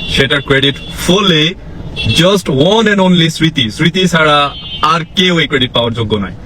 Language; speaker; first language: Bangla; non-native, fluent; English